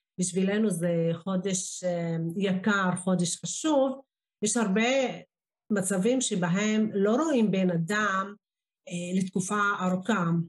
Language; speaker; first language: Hebrew; non-native, local second language; Arabic